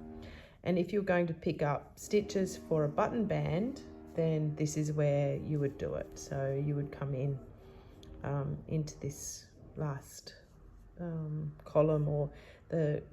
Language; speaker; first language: English; native; English